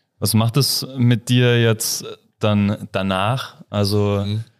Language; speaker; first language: German; native; German